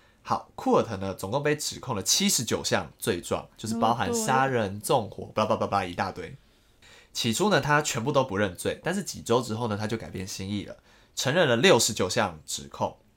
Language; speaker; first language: Chinese; native; Chinese